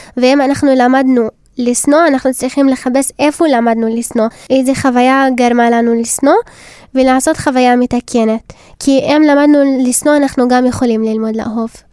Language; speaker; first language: Hebrew; non-native, local second language; Arabic